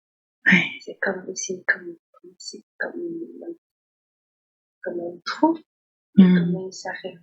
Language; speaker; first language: French; non-native, learner; Spanish